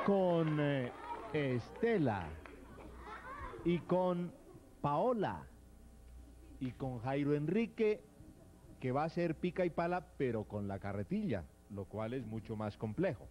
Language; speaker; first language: Spanish; native; Spanish